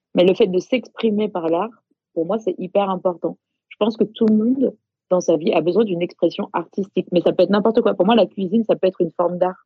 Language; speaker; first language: French; native; French